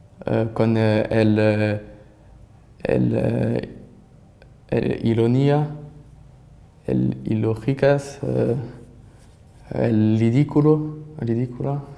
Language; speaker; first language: Spanish; non-native, learner; French